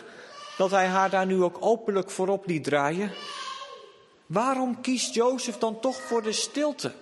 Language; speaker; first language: Dutch; native; Dutch